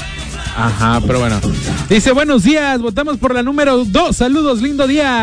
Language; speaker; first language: Spanish; native; Spanish